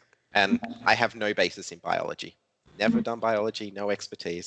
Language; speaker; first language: English; native; English